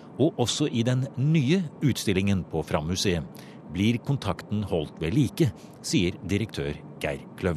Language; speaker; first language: Norwegian; native; Norwegian